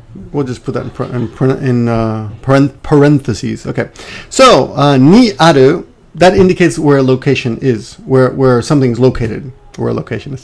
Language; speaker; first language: English; native; English